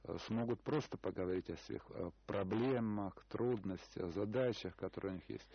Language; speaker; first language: Russian; native; Russian